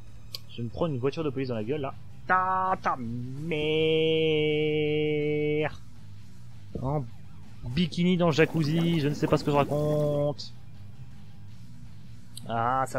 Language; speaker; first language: French; native; French